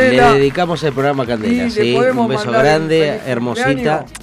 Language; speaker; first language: Spanish; native; Spanish